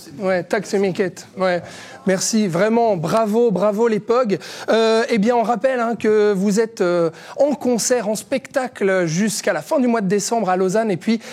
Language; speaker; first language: French; native; French